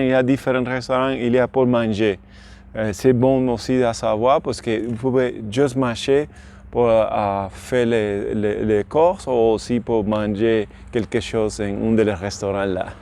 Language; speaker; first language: French; non-native, fluent; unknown